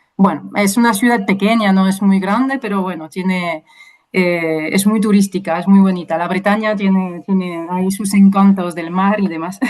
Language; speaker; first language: Spanish; non-native, fluent; French